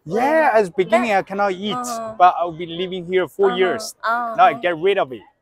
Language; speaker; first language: English; non-native, learner; Chinese